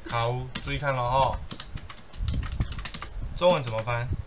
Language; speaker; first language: Chinese; native; Chinese